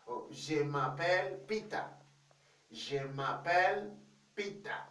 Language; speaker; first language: French; non-native, fluent; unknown